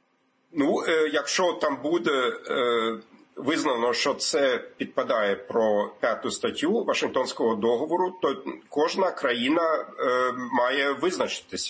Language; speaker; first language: Ukrainian; non-native, fluent; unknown